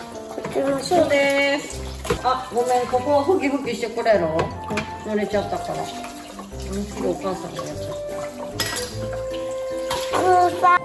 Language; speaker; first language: Japanese; native; Japanese